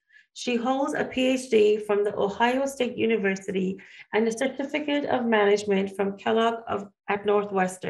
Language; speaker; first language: English; native; English